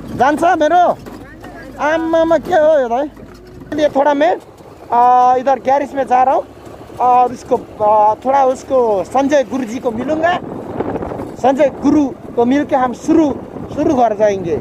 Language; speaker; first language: Hindi; non-native, learner; Nepali